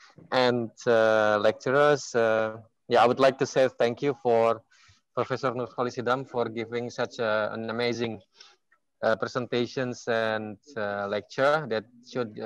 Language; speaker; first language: English; non-native, fluent; Indonesian